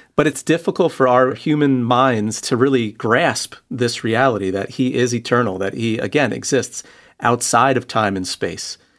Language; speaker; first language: English; native; English